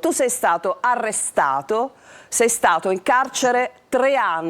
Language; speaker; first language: Italian; native; Italian